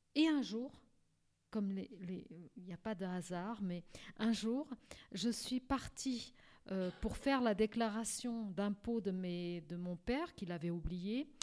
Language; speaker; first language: French; early bilingual, other home language; Portuguese